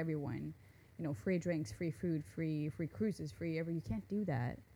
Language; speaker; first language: English; non-native, fluent; Norwegian